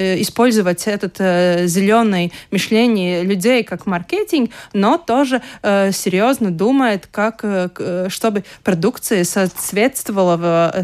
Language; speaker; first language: Russian; non-native, local second language; Latvian